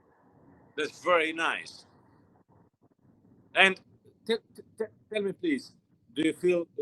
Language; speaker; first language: English; non-native, learner; Romanian